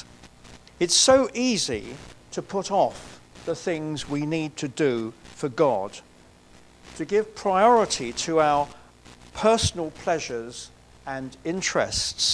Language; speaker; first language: English; native; English